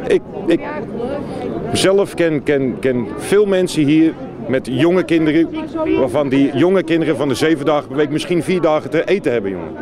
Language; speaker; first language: Dutch; native; Dutch